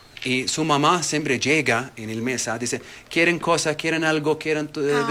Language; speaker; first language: Spanish; non-native, learner; Arabic